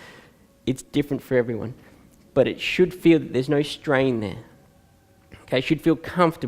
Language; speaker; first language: English; native; English